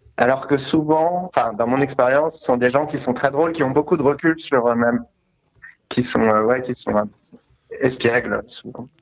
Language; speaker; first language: French; native; French